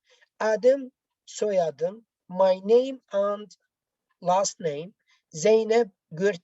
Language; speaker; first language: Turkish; non-native, learner; Arabic